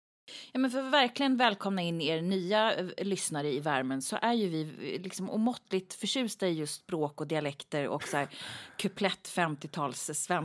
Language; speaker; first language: Swedish; native; Swedish